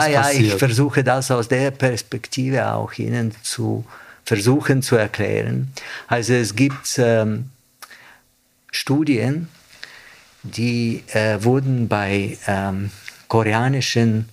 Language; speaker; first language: German; non-native, fluent; Bulgarian